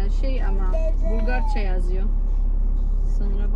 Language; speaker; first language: Turkish; non-native, learner; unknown